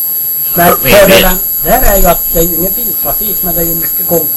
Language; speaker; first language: Swedish; native; Swedish